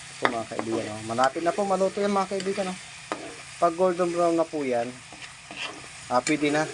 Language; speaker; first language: Filipino; non-native, local second language; Pangasinan